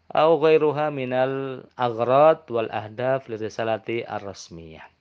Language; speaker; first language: Arabic; non-native, fluent; Indonesian